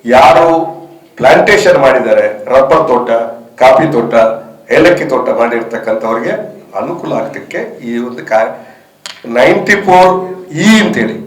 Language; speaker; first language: Kannada; native; Kannada